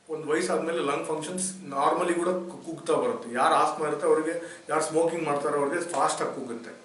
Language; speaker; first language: Kannada; native; Kannada